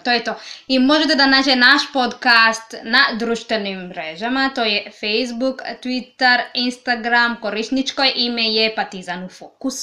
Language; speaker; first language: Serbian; non-native, learner; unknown